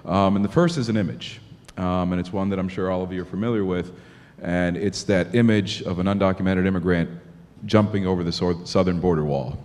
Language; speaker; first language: English; native; English